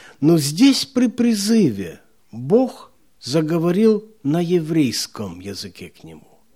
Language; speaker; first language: Russian; non-native, local second language; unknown